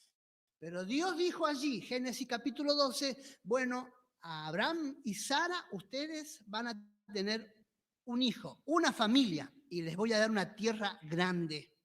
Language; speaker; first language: Spanish; native; Spanish